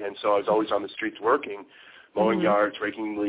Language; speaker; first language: English; native; English